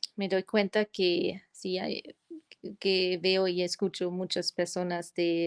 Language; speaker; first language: Spanish; non-native, fluent; German